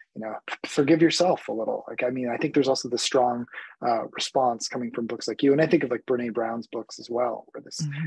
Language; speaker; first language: English; early bilingual, other home language; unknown